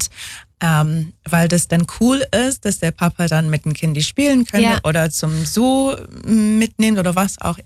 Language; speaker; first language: German; non-native, fluent; English